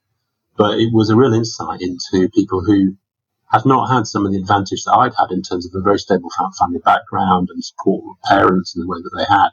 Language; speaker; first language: English; native; English